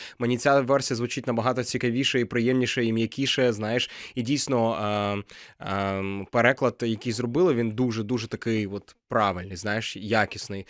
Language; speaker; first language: Ukrainian; non-native, local second language; Russian